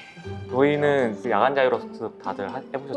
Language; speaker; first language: Korean; native; Korean